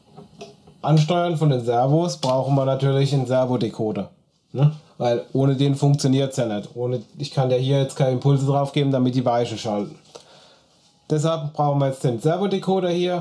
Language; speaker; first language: German; native; German